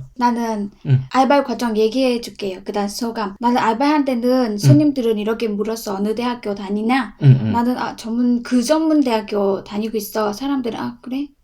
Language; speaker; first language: Korean; non-native, learner; Vietnamese